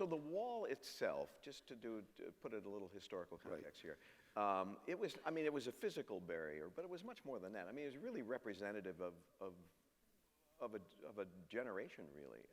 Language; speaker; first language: English; native; English